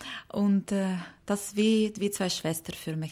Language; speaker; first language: German; non-native, learner; Ukrainian